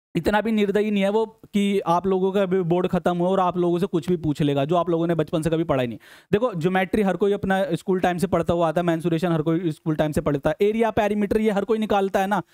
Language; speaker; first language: Hindi; native; Hindi